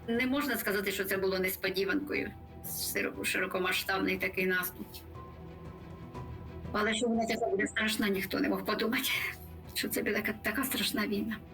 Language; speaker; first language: Ukrainian; native; Ukrainian